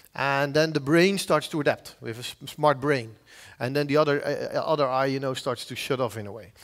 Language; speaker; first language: English; non-native, fluent; Dutch